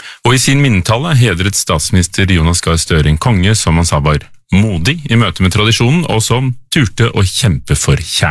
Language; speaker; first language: Norwegian; native; Norwegian